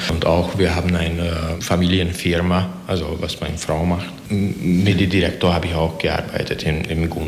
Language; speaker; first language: German; non-native, learner; Hungarian